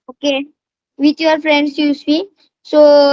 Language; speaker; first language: English; non-native, learner; Marathi